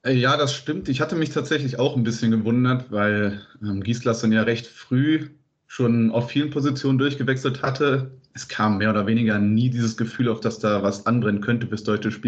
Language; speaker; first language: German; native; German